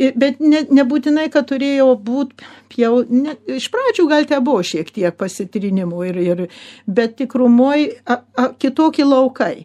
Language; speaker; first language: Lithuanian; early bilingual, heritage; Lithuanian